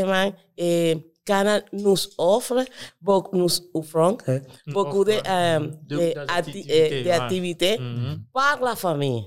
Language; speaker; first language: French; non-native, learner; Spanish